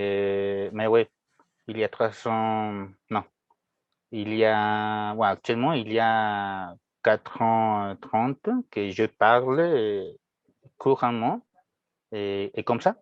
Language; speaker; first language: French; non-native, fluent; Spanish